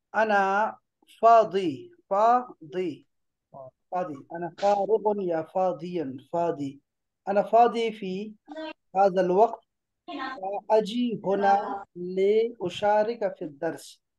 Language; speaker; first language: Arabic; non-native, fluent; Urdu